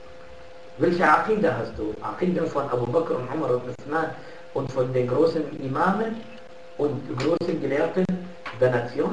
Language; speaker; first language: German; non-native, fluent; Arabic